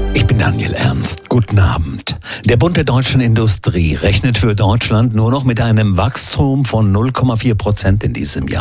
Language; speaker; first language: German; native; German